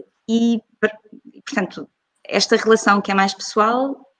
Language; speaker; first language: Portuguese; native; Portuguese